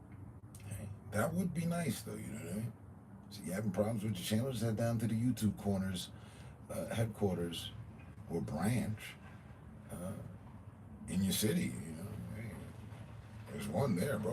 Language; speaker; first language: English; native; English